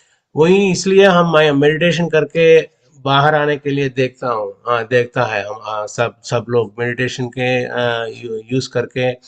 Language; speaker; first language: Hindi; non-native, local second language; Telugu